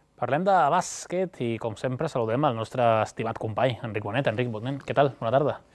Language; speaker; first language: Catalan; native; Catalan